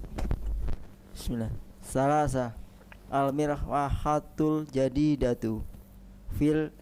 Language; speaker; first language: Arabic; non-native, learner; Indonesian